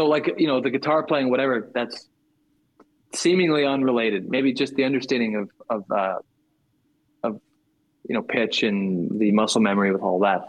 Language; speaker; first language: English; native; English